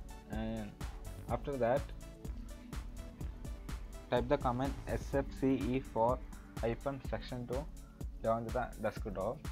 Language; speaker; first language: English; non-native, fluent; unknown